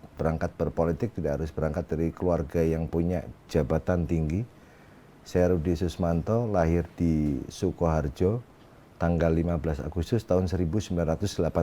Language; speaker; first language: Indonesian; non-native, local second language; Sundanese